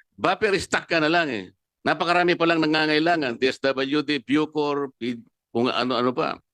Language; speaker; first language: Filipino; non-native, local second language; Pampanga